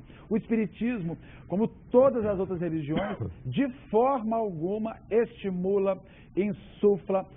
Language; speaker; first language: Portuguese; native; Portuguese